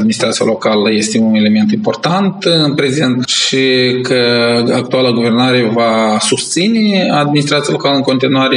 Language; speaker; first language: Romanian; native; Romanian